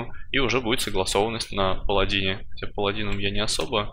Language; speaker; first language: Russian; native; Russian